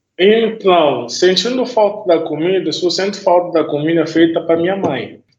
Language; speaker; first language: Portuguese; non-native, fluent; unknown